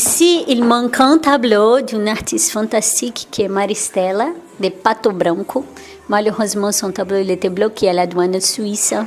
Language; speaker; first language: French; non-native, fluent; Portuguese